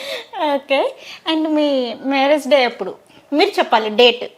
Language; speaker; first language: Telugu; native; Telugu